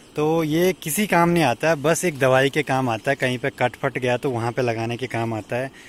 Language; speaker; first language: Hindi; native; Hindi